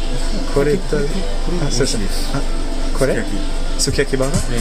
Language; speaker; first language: Japanese; non-native, fluent; French